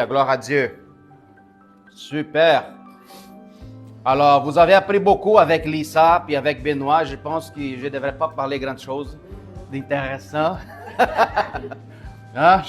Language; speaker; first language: French; native; French